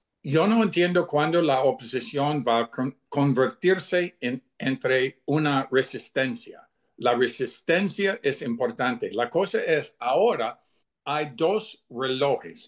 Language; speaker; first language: Spanish; non-native, fluent; English